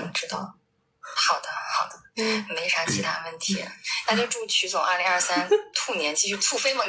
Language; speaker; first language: Chinese; native; Chinese